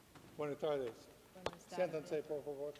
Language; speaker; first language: Spanish; non-native, fluent; English